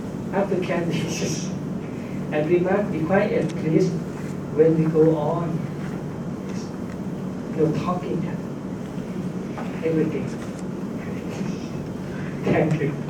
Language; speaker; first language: English; non-native, learner; Thai